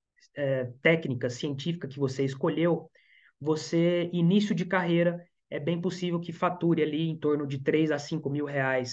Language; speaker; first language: Portuguese; native; Portuguese